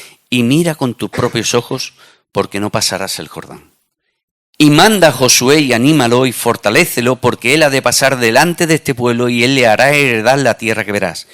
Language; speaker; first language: Spanish; native; Spanish